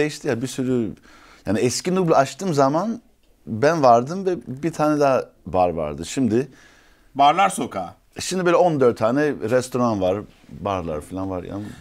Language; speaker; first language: Turkish; early bilingual, heritage; Turkish